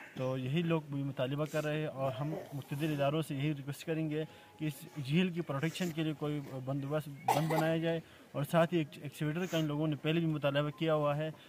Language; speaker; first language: Urdu; non-native, local second language; Shina